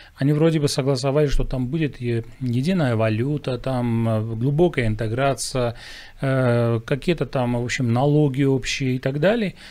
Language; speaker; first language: Russian; non-native, local second language; Armenian